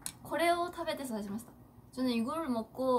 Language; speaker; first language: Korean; non-native, fluent; Japanese